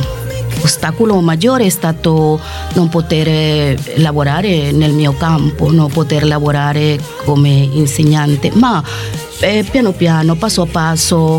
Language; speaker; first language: Italian; non-native, fluent; Spanish